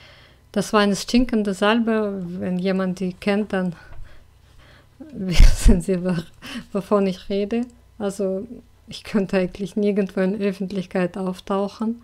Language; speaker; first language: German; non-native, fluent; Russian